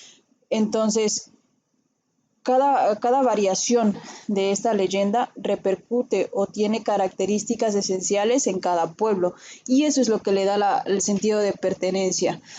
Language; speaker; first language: Spanish; native; Spanish